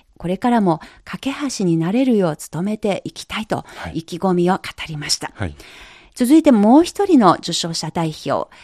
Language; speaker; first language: Japanese; non-native, fluent; Chinese